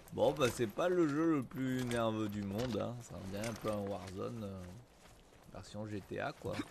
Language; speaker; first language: French; native; French